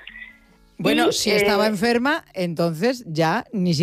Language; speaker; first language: Spanish; native; Spanish